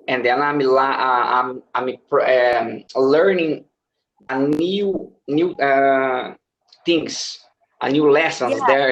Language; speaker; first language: English; non-native, learner; Portuguese